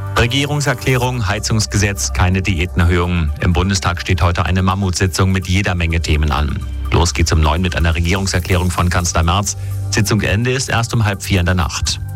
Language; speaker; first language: German; native; German